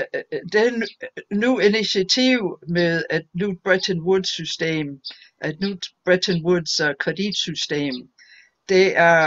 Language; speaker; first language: Danish; non-native, fluent; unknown